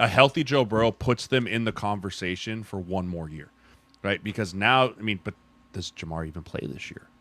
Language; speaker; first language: English; native; English